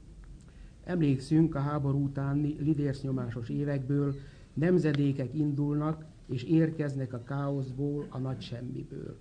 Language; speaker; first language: Hungarian; native; Hungarian